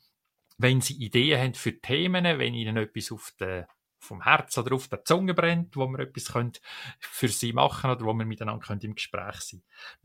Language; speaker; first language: German; native; German